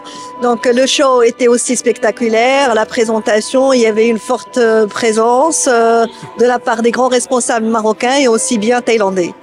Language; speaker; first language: French; non-native, local second language; Arabic